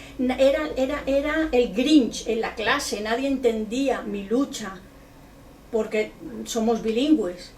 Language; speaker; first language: Spanish; non-native, local second language; Catalan